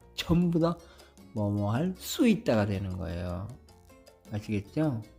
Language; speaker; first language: Korean; native; Korean